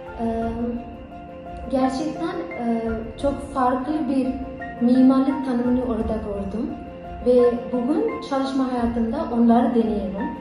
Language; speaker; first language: Turkish; non-native, fluent; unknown